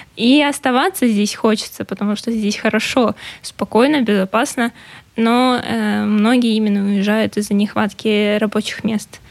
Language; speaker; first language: Russian; native; Russian